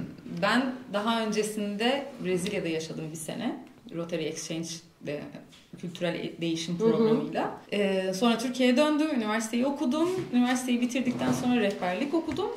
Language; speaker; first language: Turkish; native; Turkish